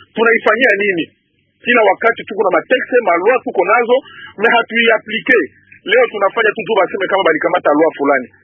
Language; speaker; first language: Swahili; native; Swahili